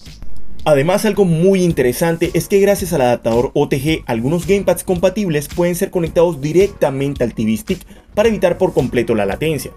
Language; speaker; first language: Spanish; native; Spanish